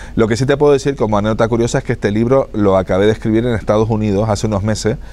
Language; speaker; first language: Spanish; native; Spanish